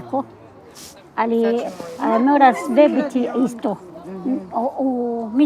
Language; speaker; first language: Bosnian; non-native, learner; Arabic